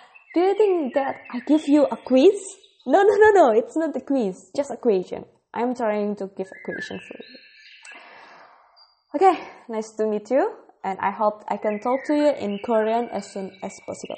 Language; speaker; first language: English; non-native, fluent; Indonesian